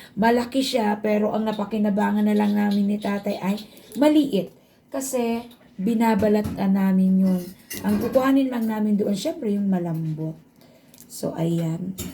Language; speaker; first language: Filipino; non-native, local second language; Bikol